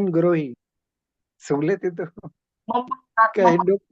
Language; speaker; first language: Indonesian; non-native, learner; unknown